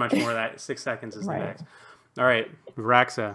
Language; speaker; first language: English; native; English